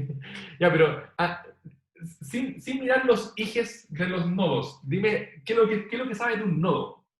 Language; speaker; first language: Spanish; native; Spanish